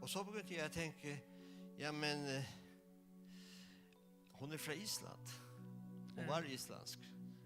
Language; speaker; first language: Danish; non-native, local second language; Faroese